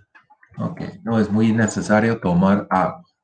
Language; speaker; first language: Spanish; non-native, fluent; English